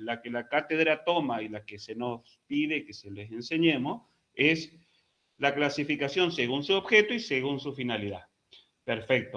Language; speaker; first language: Spanish; native; Spanish